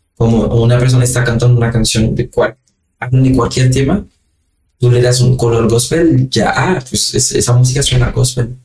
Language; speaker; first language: Spanish; non-native, fluent; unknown